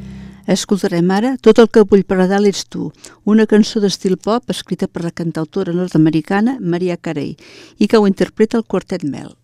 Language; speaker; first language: Catalan; native; Catalan